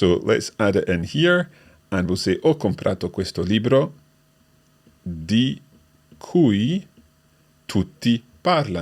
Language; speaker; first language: Italian; non-native, fluent; English